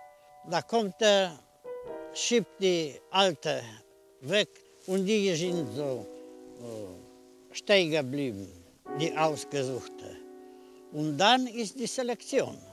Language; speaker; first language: German; non-native, learner; Polish